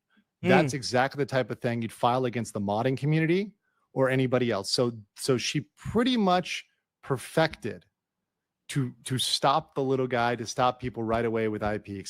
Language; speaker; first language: English; native; English